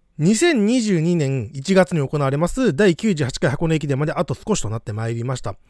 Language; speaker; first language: Japanese; native; Japanese